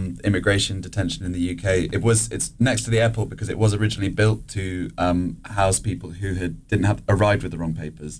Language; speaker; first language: English; native; English